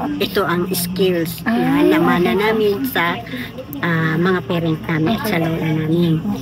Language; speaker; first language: Filipino; non-native, local second language; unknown